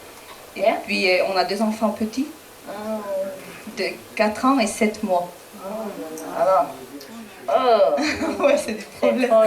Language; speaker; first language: French; non-native, learner; Spanish